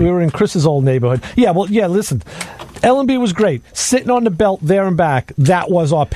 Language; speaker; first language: English; native; English